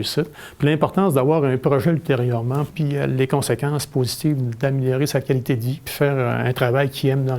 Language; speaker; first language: French; native; French